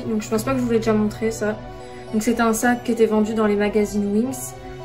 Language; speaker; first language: French; native; French